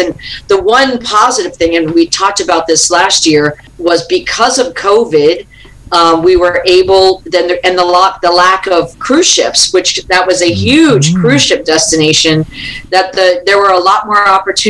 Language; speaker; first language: English; native; English